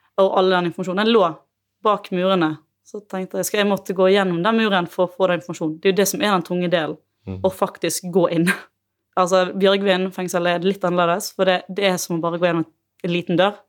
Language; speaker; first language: Norwegian; native; Norwegian